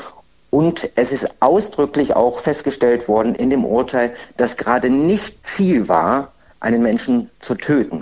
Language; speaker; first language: German; native; German